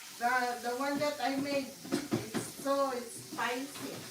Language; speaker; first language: English; non-native, learner; Filipino